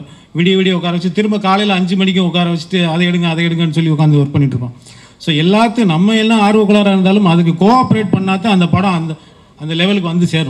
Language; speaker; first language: Tamil; native; Tamil